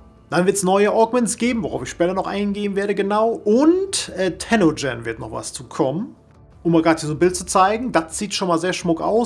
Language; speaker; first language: German; native; German